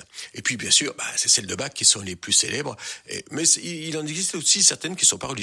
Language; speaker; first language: French; native; French